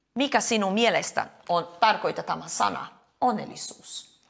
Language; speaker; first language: Finnish; non-native, learner; Portuguese